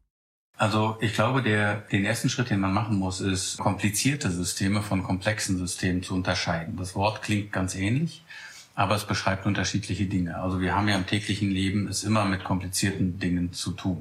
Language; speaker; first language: German; native; German